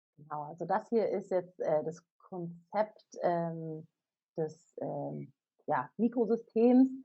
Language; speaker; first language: German; native; German